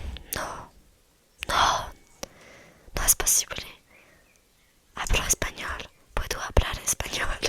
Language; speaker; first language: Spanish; non-native, learner; French